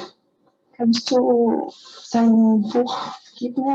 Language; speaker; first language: German; non-native, learner; Spanish